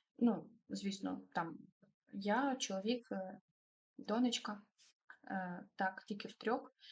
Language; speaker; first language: Ukrainian; non-native, local second language; Russian